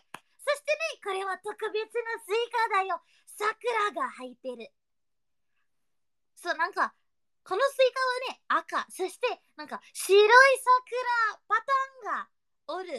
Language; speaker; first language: Japanese; non-native, learner; Indonesian